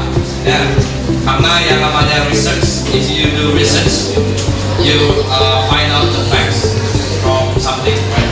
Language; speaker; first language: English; non-native, fluent; Indonesian